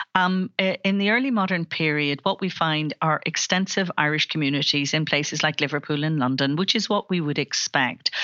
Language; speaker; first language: English; native; English